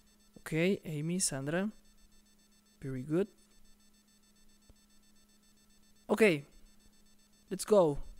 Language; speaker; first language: English; non-native, fluent; Spanish